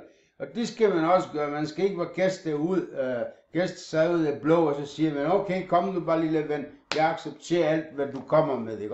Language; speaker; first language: Danish; non-native, fluent; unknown